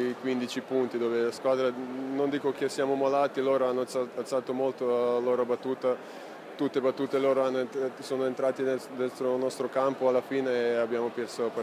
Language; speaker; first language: Italian; non-native, fluent; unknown